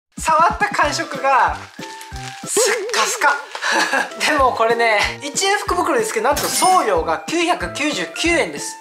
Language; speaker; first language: Japanese; non-native, fluent; Korean